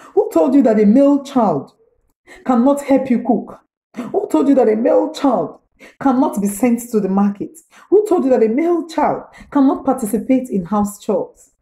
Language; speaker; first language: English; non-native, local second language; Igbo